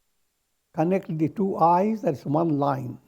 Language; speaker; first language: English; non-native, local second language; Hindi